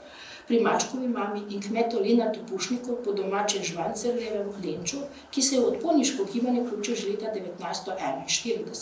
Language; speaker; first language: Slovenian; native; Slovenian